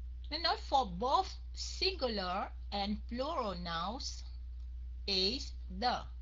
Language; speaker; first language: English; non-native, fluent; Vietnamese